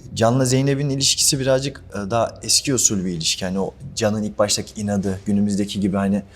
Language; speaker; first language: Turkish; native; Turkish